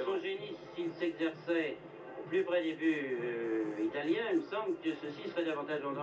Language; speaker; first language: French; native; French